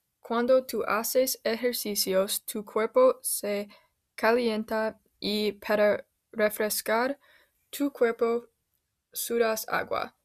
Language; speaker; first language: Spanish; non-native, learner; English